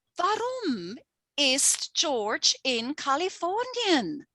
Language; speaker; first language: German; non-native, fluent; English